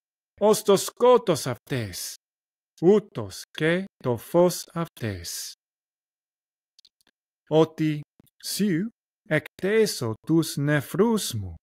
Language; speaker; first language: Greek; non-native, learner; English